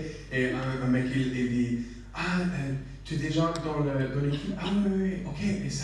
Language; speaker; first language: French; non-native, learner; English